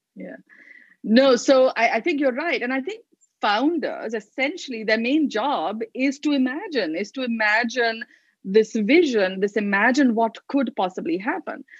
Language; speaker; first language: English; non-native, local second language; Hindi